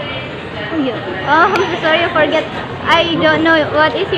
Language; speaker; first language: English; non-native, learner; Indonesian